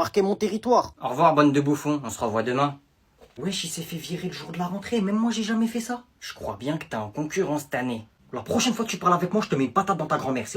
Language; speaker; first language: French; native; French